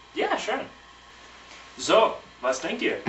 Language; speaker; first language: German; non-native, learner; English